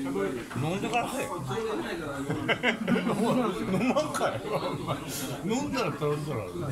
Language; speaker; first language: Japanese; native; Japanese